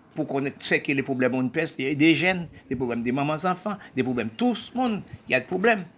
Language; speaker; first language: French; non-native, local second language; Haitian Creole